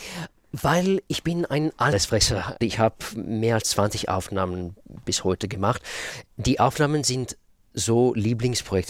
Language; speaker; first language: German; non-native, fluent; Russian